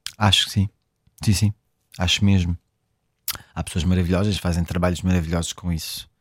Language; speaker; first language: Portuguese; early bilingual, heritage; French